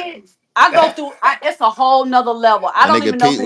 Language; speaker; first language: English; native; English